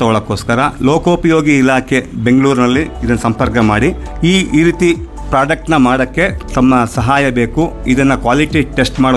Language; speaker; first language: Kannada; native; Kannada